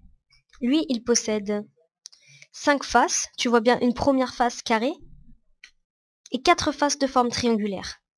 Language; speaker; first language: French; native; French